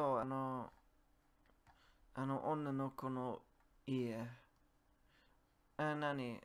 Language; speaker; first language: Japanese; non-native, learner; English